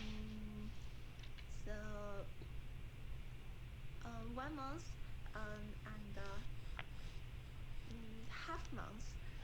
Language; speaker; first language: English; non-native, learner; Chinese